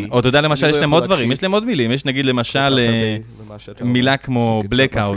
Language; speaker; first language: Hebrew; native; Hebrew